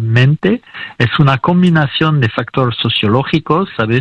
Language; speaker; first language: Spanish; non-native, fluent; French